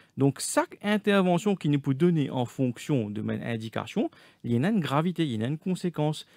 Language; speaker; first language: French; non-native, local second language; Morisyen